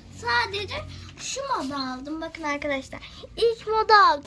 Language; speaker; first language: Turkish; native; Turkish